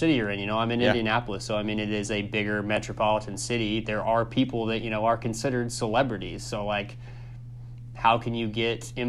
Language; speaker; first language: English; native; English